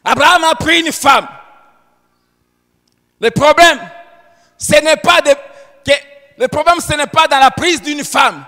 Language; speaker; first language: French; non-native, local second language; Lingala